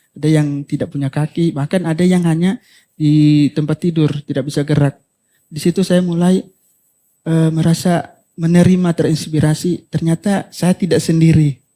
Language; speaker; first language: Indonesian; native; Indonesian